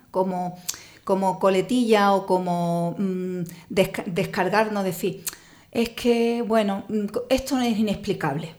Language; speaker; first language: Spanish; native; Spanish